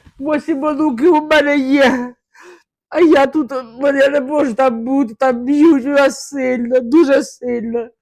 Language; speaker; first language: Ukrainian; native; Ukrainian